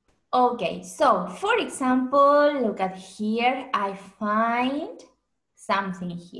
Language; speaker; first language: English; non-native, fluent; Spanish